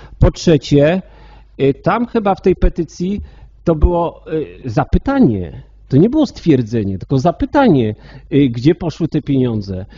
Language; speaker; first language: Polish; native; Polish